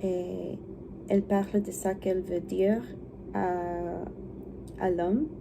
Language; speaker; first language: French; non-native, learner; English